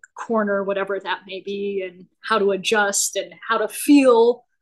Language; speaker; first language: English; native; English